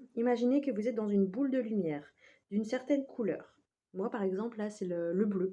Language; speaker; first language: French; native; French